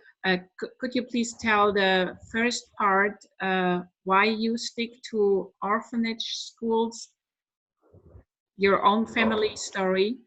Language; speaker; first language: English; non-native, fluent; German